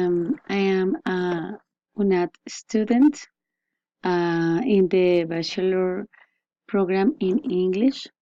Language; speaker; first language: English; non-native, learner; Spanish